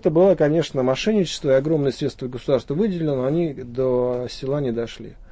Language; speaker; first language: Russian; native; Russian